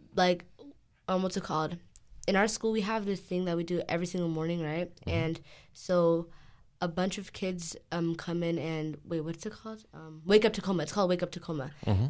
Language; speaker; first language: English; native; English